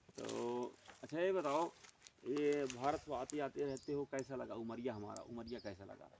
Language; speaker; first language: Hindi; native; Hindi